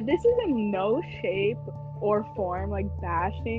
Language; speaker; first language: English; native; English